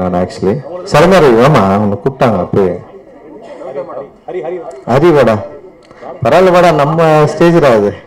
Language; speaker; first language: Tamil; native; Tamil